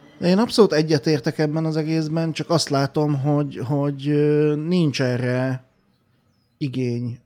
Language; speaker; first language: Hungarian; native; Hungarian